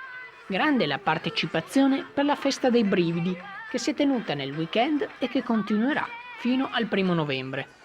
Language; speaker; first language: Italian; native; Italian